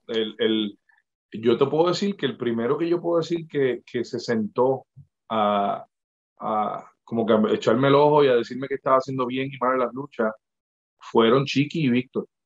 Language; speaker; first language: Spanish; native; Spanish